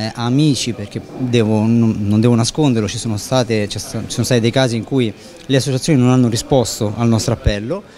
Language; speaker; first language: Italian; native; Italian